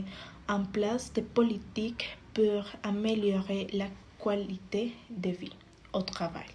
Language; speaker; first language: French; non-native, fluent; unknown